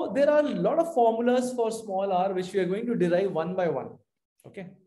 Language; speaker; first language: English; non-native, local second language; Hindi